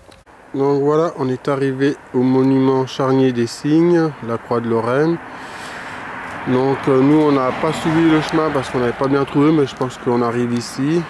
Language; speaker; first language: French; native; French